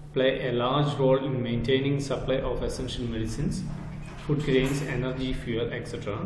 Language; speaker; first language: English; non-native, local second language; Malayalam